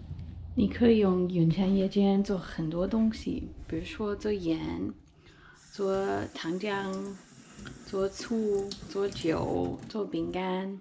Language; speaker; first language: Chinese; non-native, fluent; English